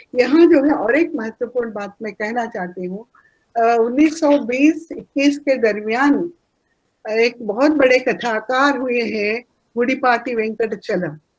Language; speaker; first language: Hindi; non-native, local second language; Telugu